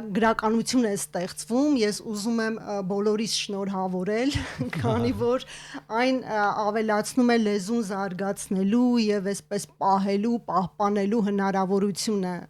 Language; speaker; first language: Armenian; native; Armenian